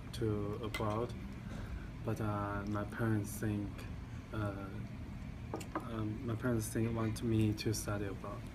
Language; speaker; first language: English; non-native, learner; Chinese